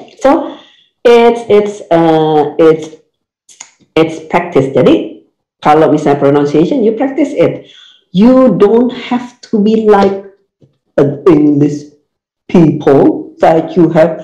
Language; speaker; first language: English; non-native, fluent; Indonesian